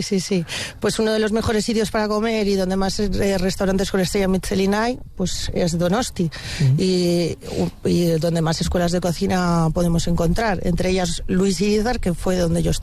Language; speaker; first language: Spanish; native; Spanish